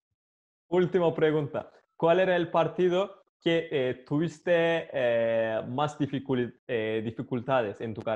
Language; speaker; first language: Spanish; non-native, fluent; Turkish